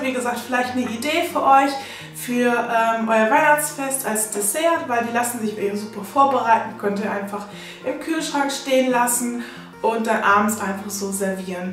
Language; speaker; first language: German; native; German